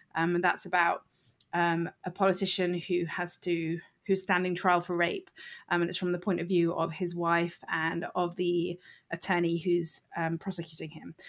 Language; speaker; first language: English; native; English